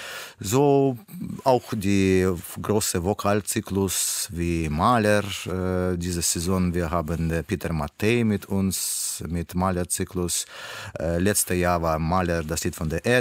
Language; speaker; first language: German; non-native, learner; Russian